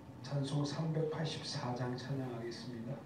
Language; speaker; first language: Korean; native; Korean